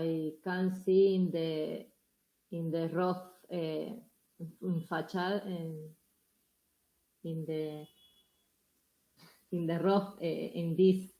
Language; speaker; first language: English; non-native, learner; Spanish